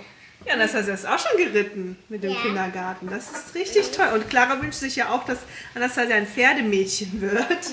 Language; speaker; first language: German; native; German